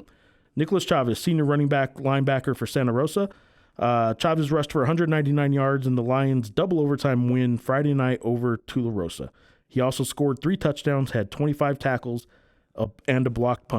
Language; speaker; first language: English; native; English